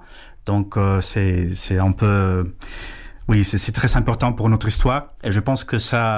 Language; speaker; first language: French; non-native, fluent; Spanish